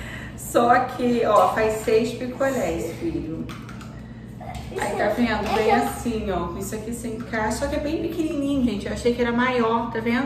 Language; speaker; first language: Portuguese; native; Portuguese